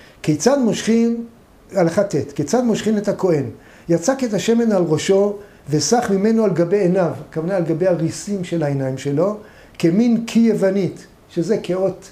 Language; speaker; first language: Hebrew; native; Hebrew